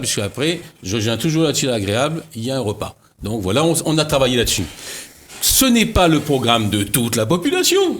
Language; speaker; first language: French; native; French